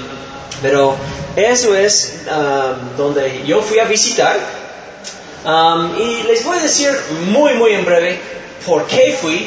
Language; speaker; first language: Spanish; non-native, fluent; English